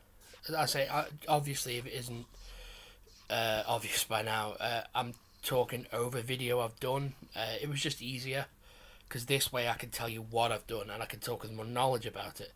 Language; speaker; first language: English; native; English